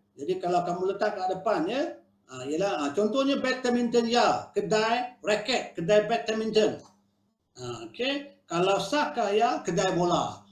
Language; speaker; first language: Malay; native; Malay